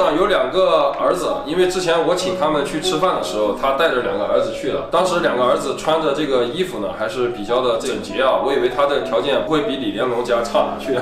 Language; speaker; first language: Chinese; native; Chinese